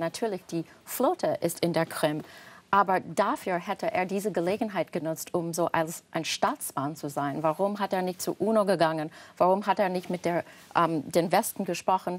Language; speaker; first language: German; non-native, fluent; English